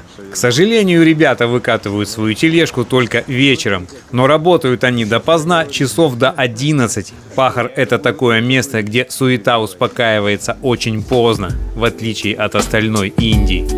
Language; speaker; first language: Russian; native; Russian